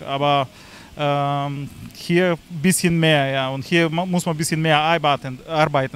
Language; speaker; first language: German; non-native, learner; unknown